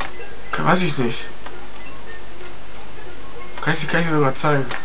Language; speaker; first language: German; native; German